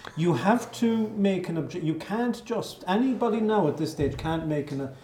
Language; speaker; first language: English; native; English